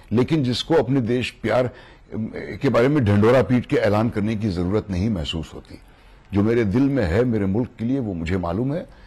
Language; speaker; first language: Hindi; native; Hindi